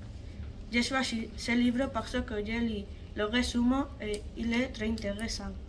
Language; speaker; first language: French; non-native, learner; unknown